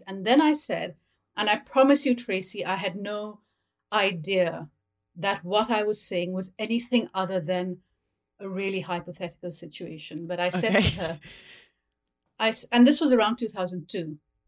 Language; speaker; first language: English; non-native, local second language; Urdu